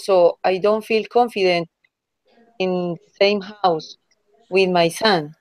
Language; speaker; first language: English; non-native, learner; Spanish